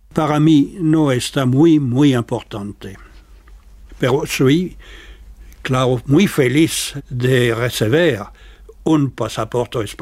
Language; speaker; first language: Spanish; non-native, fluent; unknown